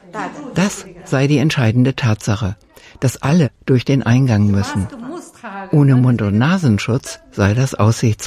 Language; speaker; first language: German; native; German